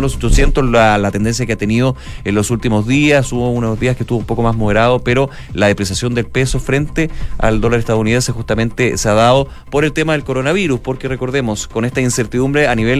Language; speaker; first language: Spanish; native; Spanish